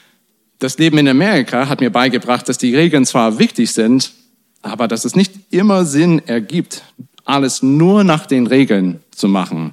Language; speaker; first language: German; non-native, fluent; English